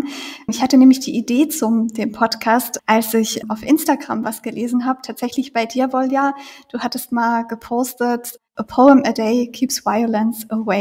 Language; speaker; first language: German; native; German